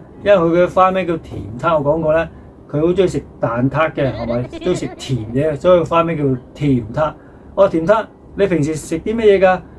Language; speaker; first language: Cantonese; native; Cantonese